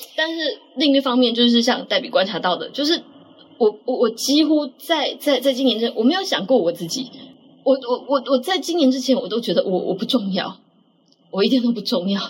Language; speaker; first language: Chinese; native; Chinese